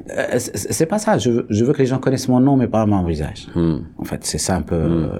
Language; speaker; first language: French; non-native, local second language; Arabic